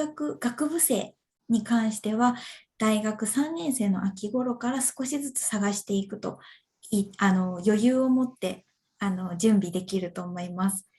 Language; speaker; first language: Japanese; native; Japanese